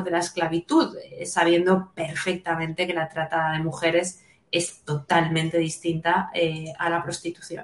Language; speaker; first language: Spanish; native; Spanish